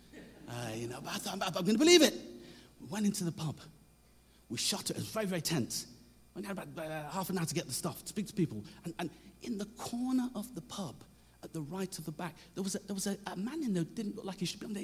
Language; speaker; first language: English; native; English